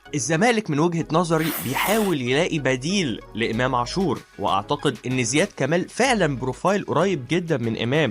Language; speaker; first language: Arabic; native; Arabic